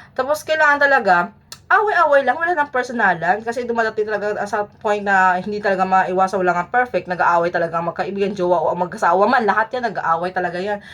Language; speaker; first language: Filipino; native; Filipino